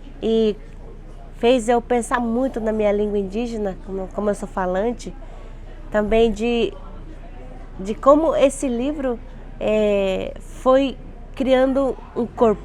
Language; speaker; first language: Portuguese; non-native, local second language; Guarani